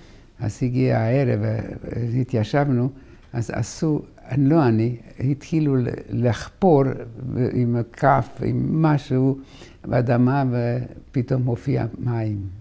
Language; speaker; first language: Hebrew; non-native, fluent; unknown